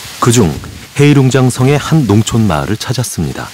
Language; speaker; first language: Korean; native; Korean